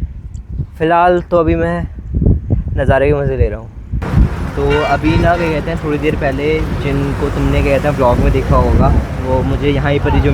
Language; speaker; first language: Hindi; native; Hindi